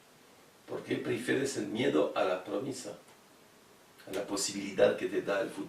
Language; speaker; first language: Spanish; non-native, fluent; French